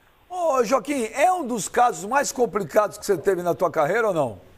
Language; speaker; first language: Portuguese; native; Portuguese